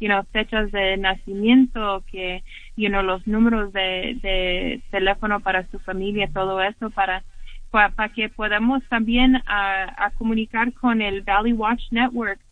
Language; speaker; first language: Spanish; early bilingual, heritage; English